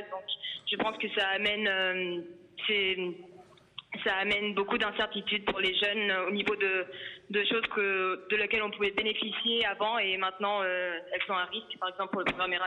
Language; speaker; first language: French; early bilingual, other home language; Italian